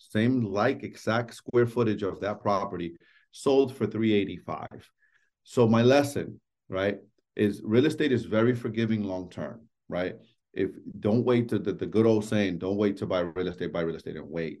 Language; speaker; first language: English; native; English